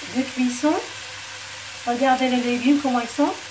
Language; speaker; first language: French; non-native, local second language; Arabic